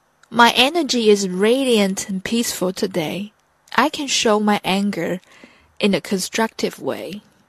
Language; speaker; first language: English; non-native, fluent; Chinese